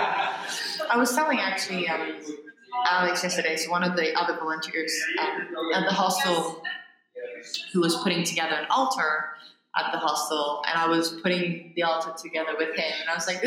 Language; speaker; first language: English; non-native, local second language; French